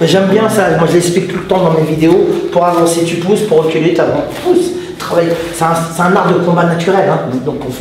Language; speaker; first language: French; native; French